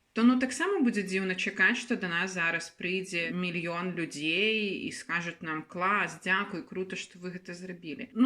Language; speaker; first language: Belarusian; native; Belarusian